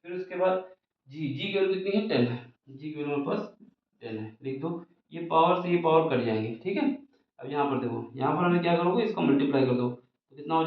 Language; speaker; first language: Hindi; native; Hindi